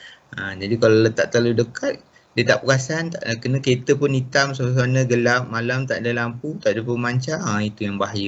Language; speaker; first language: Malay; native; Malay